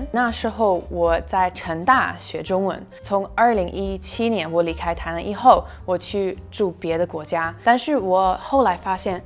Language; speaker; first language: Chinese; non-native, fluent; English